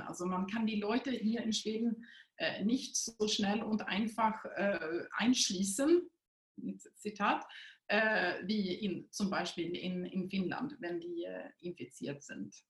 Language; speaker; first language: German; non-native, fluent; Swedish